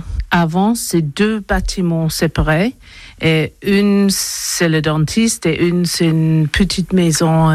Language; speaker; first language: French; non-native, learner; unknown